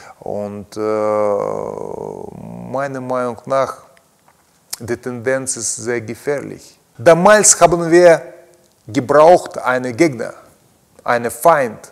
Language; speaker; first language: German; non-native, learner; Russian